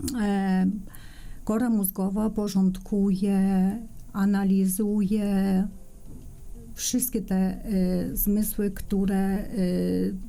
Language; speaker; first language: Polish; non-native, fluent; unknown